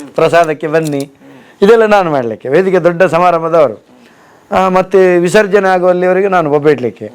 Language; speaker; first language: Kannada; non-native, local second language; Tulu